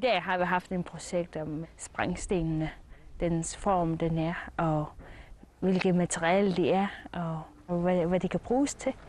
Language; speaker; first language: Danish; non-native, local second language; Kalaallisut